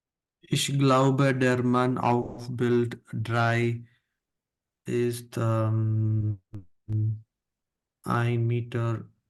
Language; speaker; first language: German; non-native, learner; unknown